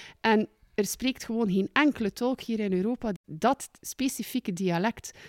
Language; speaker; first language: Dutch; native; Dutch